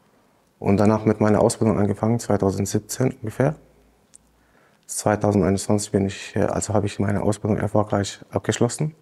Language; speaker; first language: German; non-native, fluent; Arabic